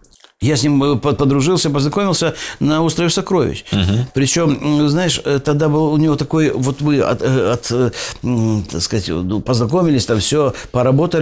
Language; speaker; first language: Russian; native; Russian